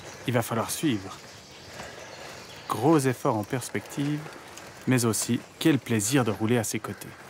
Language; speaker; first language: French; native; French